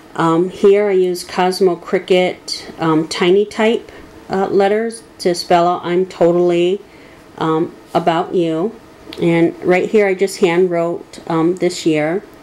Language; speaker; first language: English; native; English